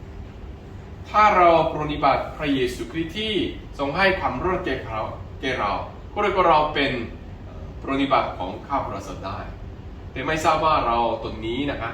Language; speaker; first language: Thai; non-native, fluent; Korean